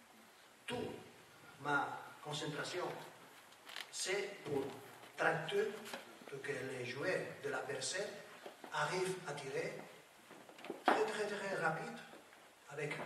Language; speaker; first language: French; non-native, learner; Spanish